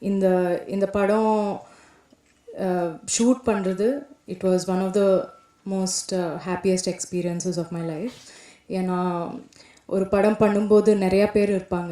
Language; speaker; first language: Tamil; non-native, local second language; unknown